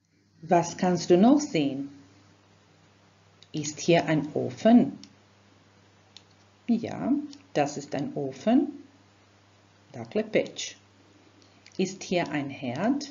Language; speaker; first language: German; non-native, fluent; Croatian